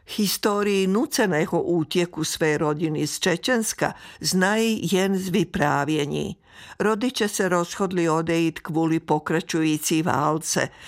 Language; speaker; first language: Czech; native; Czech